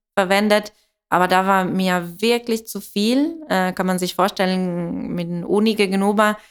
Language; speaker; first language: German; non-native, fluent; Italian